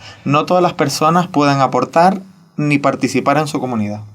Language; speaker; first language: Spanish; native; Spanish